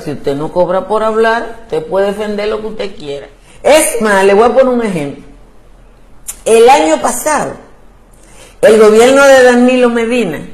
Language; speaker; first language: Spanish; native; Spanish